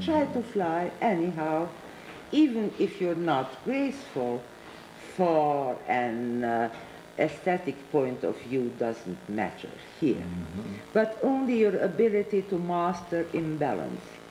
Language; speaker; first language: English; non-native, fluent; Romanian